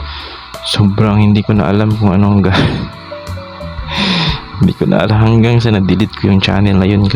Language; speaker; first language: Filipino; native; Filipino